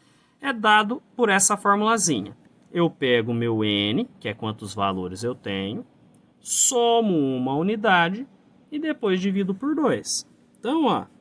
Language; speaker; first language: Portuguese; native; Portuguese